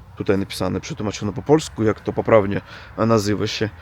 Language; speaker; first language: Polish; non-native, learner; Russian